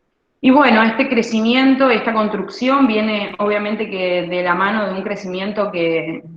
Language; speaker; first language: Spanish; native; Spanish